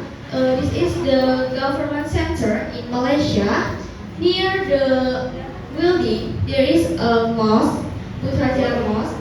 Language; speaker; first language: English; non-native, learner; Indonesian